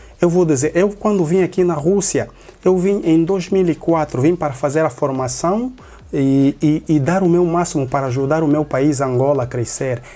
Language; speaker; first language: Portuguese; native; Portuguese